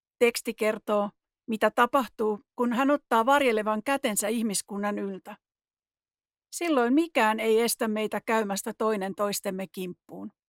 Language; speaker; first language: Finnish; native; Finnish